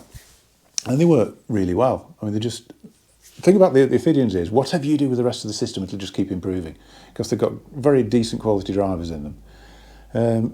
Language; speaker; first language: English; native; English